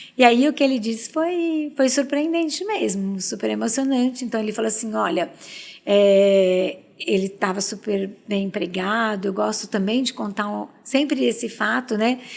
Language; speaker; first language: Portuguese; early bilingual, other home language; Spanish